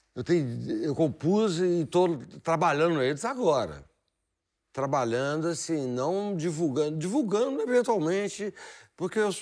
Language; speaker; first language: Portuguese; native; Portuguese